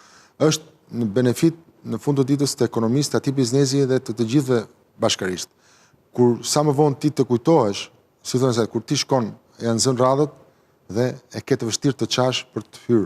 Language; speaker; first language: Albanian; native; Albanian